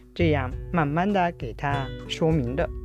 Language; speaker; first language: Chinese; non-native, fluent; Japanese